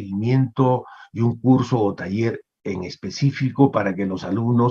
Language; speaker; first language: Spanish; native; Spanish